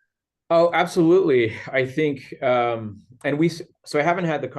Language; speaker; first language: English; native; English